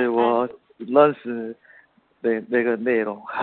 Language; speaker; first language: Chinese; non-native, learner; Korean